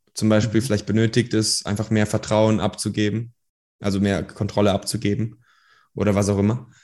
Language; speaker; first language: German; early bilingual, other home language; Persian